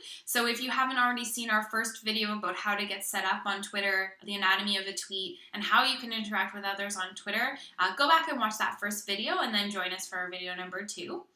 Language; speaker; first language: English; native; English